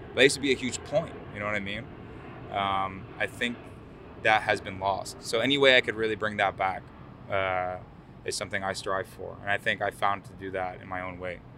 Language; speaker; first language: English; early bilingual, other home language; Arabic